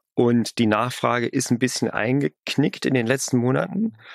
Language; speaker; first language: German; native; German